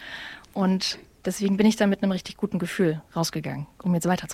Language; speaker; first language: German; native; German